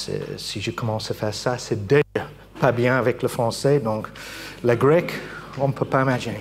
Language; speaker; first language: French; non-native, fluent; English